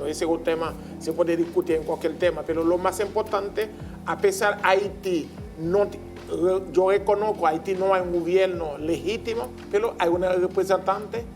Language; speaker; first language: Spanish; non-native, learner; Haitian Creole